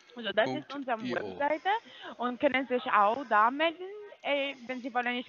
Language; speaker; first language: German; non-native, fluent; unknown